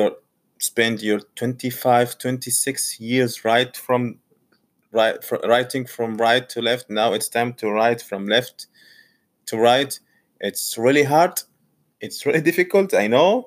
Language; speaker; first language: English; non-native, learner; Arabic